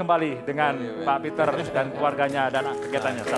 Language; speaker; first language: Indonesian; native; Indonesian